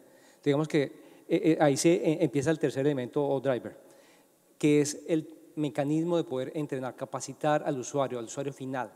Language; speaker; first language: Spanish; native; Spanish